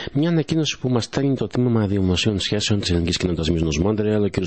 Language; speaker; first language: Greek; early bilingual, heritage; Greek